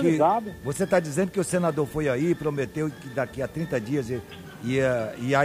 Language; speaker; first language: Portuguese; native; Portuguese